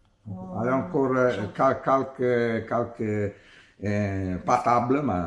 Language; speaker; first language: French; non-native, learner; Italian